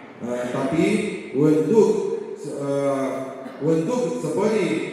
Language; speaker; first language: Indonesian; non-native, learner; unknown